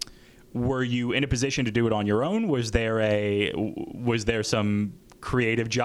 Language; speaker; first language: English; native; English